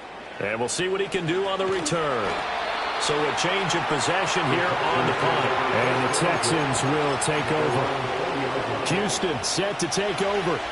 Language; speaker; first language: English; native; English